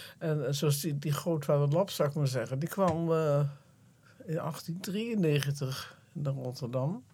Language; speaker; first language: Dutch; native; Dutch